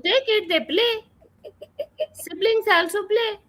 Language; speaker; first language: English; non-native, fluent; Urdu